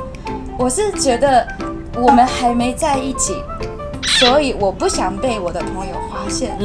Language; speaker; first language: Chinese; non-native, fluent; Japanese